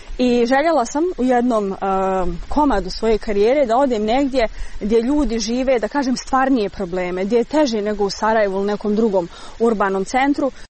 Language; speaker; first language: Croatian; native; Croatian